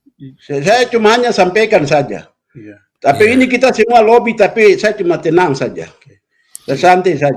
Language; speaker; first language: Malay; non-native, local second language; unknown